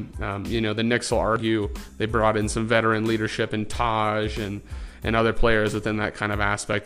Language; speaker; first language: English; native; English